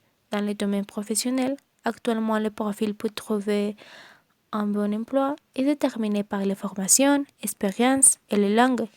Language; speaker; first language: French; non-native, learner; Spanish